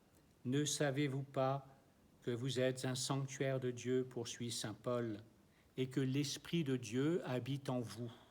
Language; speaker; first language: French; native; French